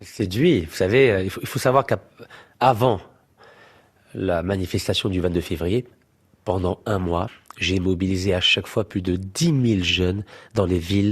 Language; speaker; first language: French; native; French